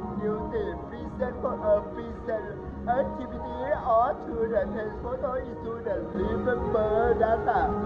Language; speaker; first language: English; non-native, learner; Thai